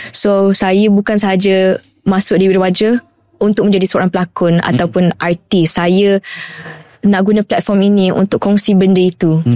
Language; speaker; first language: Malay; non-native, local second language; English